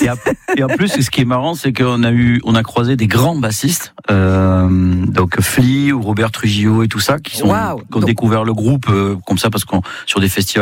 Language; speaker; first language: French; native; French